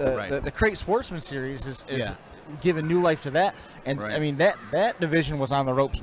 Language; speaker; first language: English; native; English